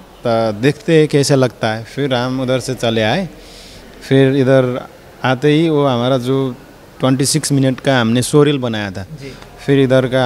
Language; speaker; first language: Hindi; non-native, learner; Nepali